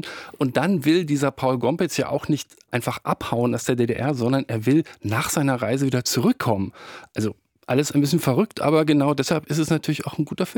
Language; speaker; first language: German; native; German